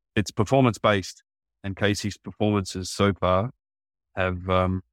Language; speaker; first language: English; native; English